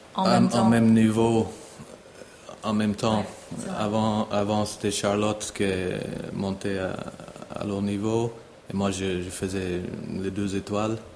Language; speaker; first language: French; non-native, learner; English